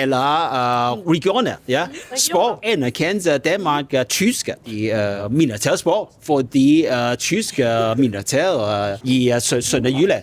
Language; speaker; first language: Danish; non-native, learner; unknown